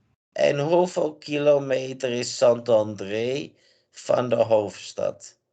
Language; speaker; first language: Dutch; non-native, fluent; English